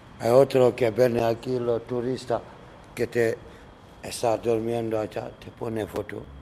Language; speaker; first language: Spanish; non-native, learner; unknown